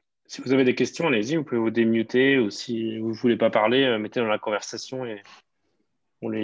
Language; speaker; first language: French; native; French